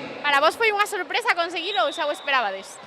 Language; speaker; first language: Galician; native; Galician